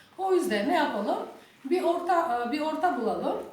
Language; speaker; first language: Turkish; non-native, learner; Albanian